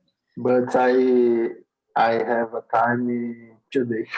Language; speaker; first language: English; non-native, learner; Portuguese